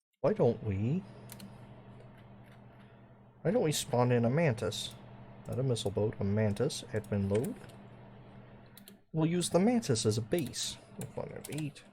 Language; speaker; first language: English; native; English